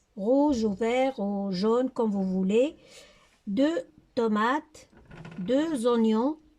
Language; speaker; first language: French; non-native, local second language; Arabic